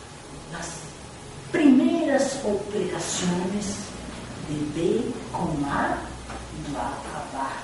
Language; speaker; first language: Spanish; non-native, fluent; Portuguese